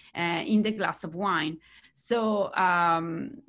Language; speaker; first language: English; non-native, fluent; Italian